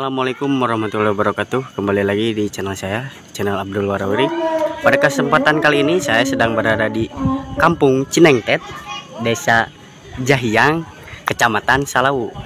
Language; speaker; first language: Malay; non-native, local second language; Sundanese